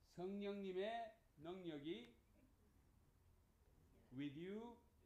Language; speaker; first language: English; non-native, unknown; Korean